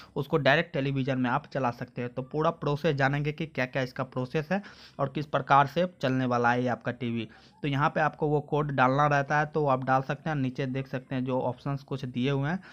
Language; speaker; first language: Hindi; native; Hindi